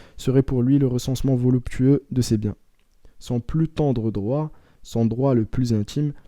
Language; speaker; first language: French; non-native, local second language; Arabic